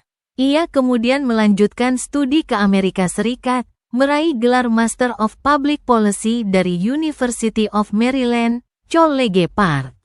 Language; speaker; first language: Indonesian; native; Indonesian